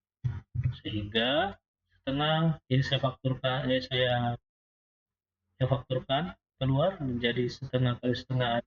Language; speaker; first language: Indonesian; native; Indonesian